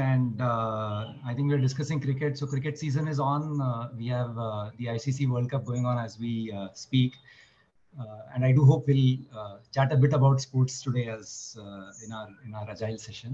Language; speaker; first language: English; non-native, local second language; Marathi